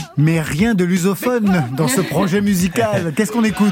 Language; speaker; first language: French; native; French